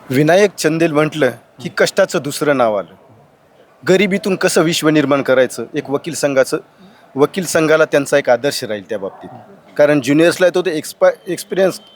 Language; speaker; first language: Marathi; native; Marathi